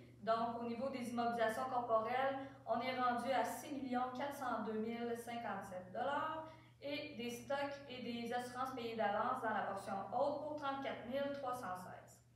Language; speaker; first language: French; native; French